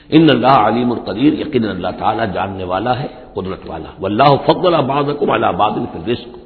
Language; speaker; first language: Urdu; native; Urdu